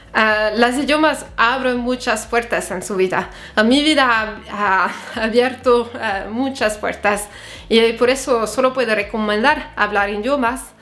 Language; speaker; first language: Spanish; non-native, fluent; French